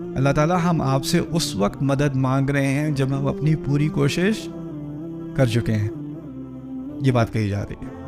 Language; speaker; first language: Urdu; early bilingual, heritage; Urdu